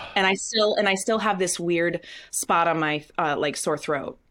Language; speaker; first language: English; native; English